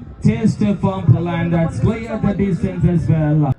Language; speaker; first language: English; non-native, local second language; Malayalam